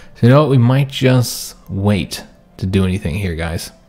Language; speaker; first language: English; native; English